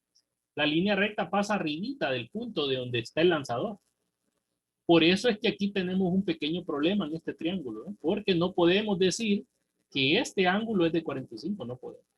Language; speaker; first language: Spanish; native; Spanish